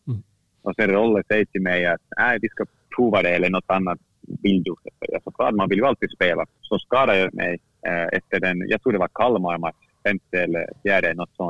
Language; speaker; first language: Swedish; non-native, fluent; Finnish